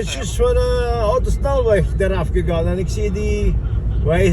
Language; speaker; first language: Dutch; non-native, learner; Filipino